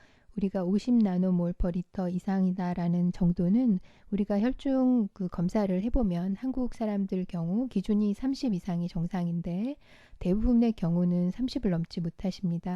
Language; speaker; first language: Korean; native; Korean